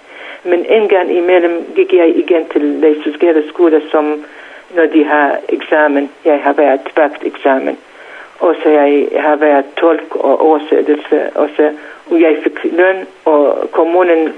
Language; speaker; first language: Danish; non-native, learner; Central Kurdish